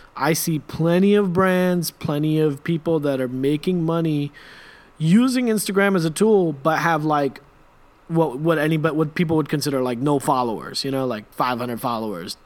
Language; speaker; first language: English; native; English